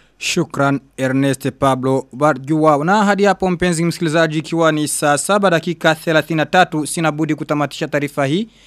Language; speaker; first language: Swahili; non-native, local second language; Rundi